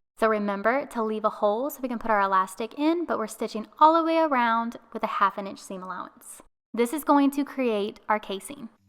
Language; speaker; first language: English; native; English